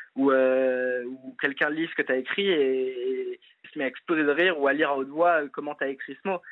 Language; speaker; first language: French; native; French